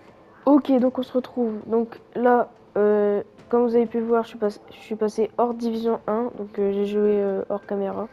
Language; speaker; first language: French; native; French